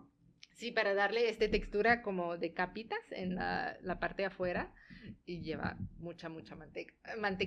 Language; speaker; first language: Spanish; non-native, fluent; Tamil